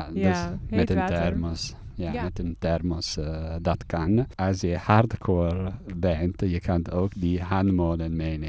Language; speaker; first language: Dutch; non-native, fluent; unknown